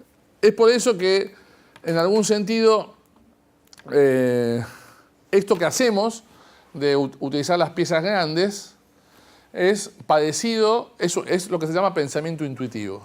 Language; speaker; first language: Spanish; native; Spanish